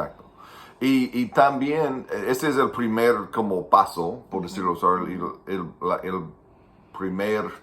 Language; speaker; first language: Spanish; non-native, fluent; English